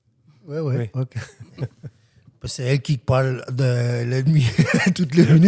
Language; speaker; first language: French; non-native, learner; Armenian